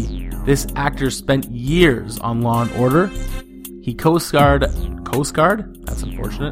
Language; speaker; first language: English; native; English